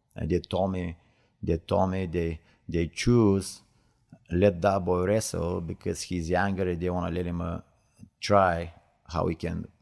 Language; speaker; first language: English; non-native, learner; Bulgarian